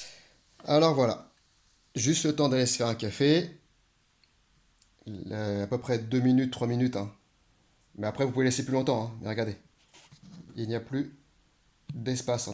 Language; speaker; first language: French; native; French